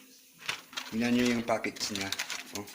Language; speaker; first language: Filipino; non-native, learner; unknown